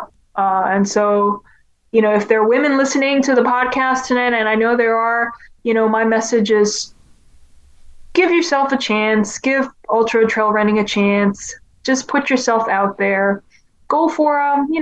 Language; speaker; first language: English; non-native, local second language; Cantonese